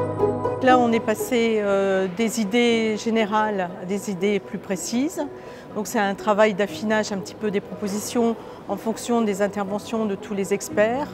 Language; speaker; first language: French; native; French